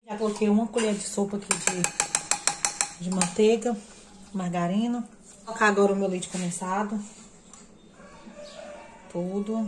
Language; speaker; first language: Portuguese; native; Portuguese